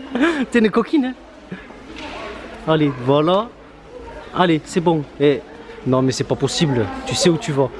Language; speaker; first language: French; native; French